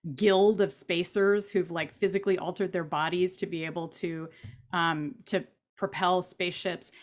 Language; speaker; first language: English; native; English